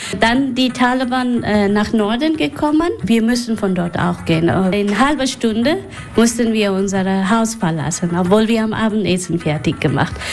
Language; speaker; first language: German; non-native, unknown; Persian